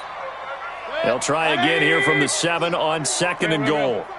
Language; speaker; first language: English; native; English